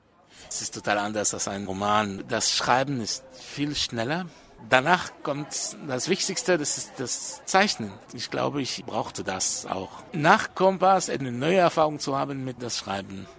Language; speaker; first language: German; non-native, fluent; French